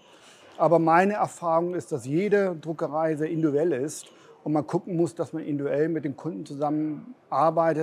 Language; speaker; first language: German; native; German